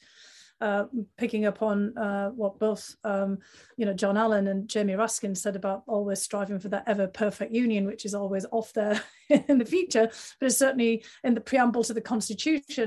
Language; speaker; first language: English; native; English